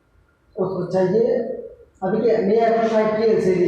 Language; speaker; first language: Hindi; non-native, learner; Bangla